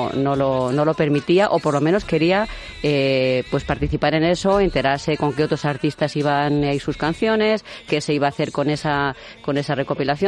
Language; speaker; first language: Spanish; native; Spanish